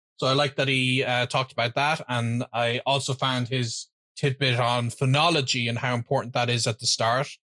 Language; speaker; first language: English; native; English